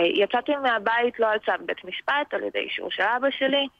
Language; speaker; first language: Hebrew; early bilingual, other home language; Russian